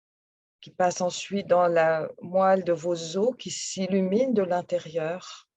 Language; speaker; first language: French; native; French